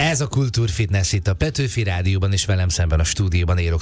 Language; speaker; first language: Hungarian; native; Hungarian